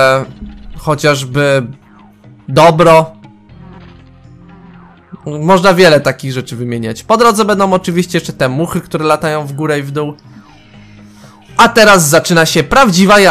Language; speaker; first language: Polish; native; Polish